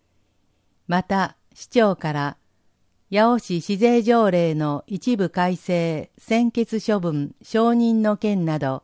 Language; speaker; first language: Japanese; native; Japanese